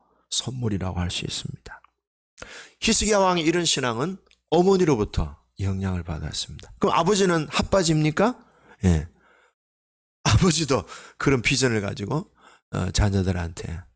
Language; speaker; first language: Korean; native; Korean